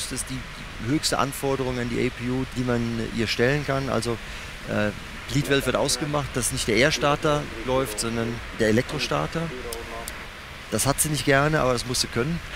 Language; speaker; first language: German; native; German